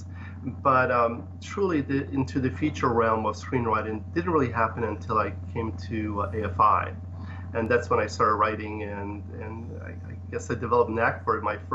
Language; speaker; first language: English; early bilingual, other home language; Polish